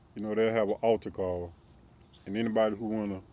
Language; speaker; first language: English; native; English